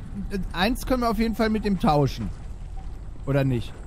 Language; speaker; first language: German; native; German